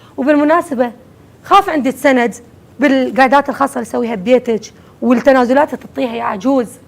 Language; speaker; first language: Arabic; native; Arabic